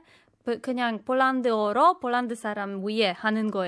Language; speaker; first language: Korean; non-native, fluent; Polish